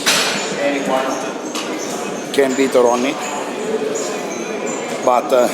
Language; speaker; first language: English; non-native, learner; Italian